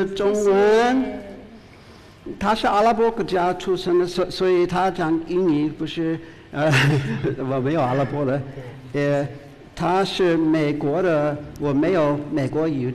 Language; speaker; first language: Chinese; non-native, fluent; English